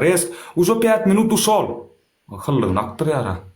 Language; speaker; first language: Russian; non-native, learner; Turkmen